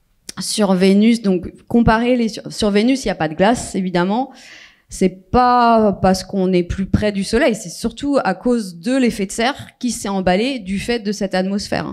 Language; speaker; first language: French; native; French